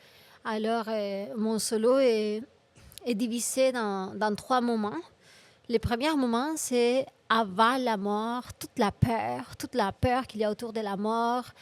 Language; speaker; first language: French; non-native, fluent; Spanish